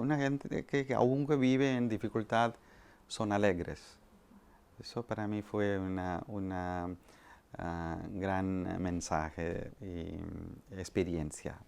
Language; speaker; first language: Spanish; non-native, fluent; Malayalam